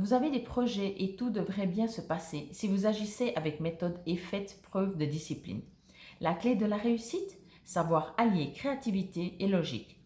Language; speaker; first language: French; native; French